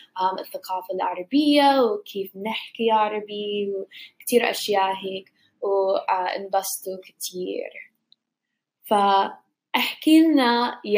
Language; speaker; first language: Arabic; non-native, learner; English